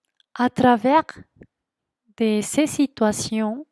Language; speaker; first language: French; non-native, fluent; Spanish